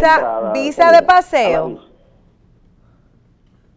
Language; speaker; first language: Spanish; native; Spanish